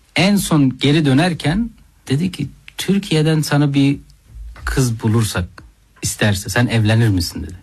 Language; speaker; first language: Turkish; non-native, fluent; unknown